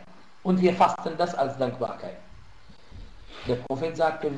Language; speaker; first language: German; non-native, fluent; Arabic